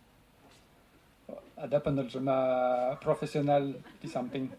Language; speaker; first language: Indonesian; non-native, fluent; French